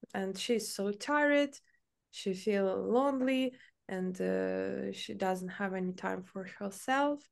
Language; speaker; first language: English; non-native, fluent; Ukrainian